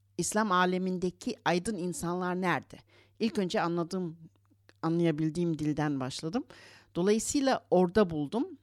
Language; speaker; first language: Turkish; early bilingual, heritage; Turkish